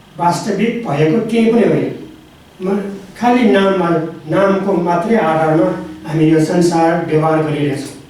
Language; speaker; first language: Nepali; non-native, local second language; Newari